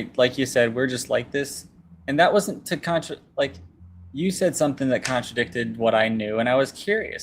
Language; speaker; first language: English; native; English